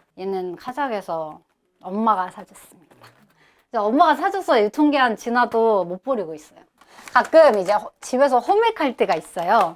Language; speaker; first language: Korean; non-native, fluent; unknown